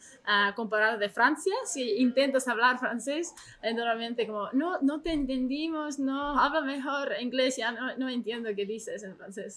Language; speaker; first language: Spanish; non-native, learner; Estonian